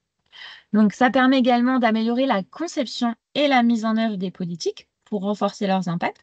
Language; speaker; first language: French; native; French